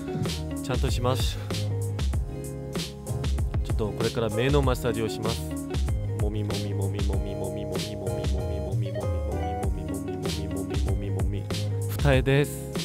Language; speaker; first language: Japanese; non-native, fluent; Korean